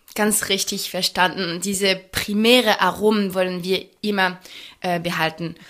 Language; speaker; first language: German; non-native, fluent; French